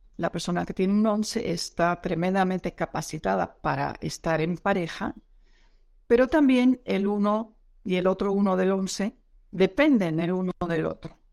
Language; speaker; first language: Spanish; non-native, fluent; Dutch